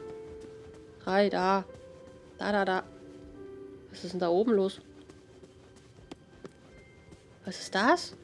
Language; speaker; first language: German; native; German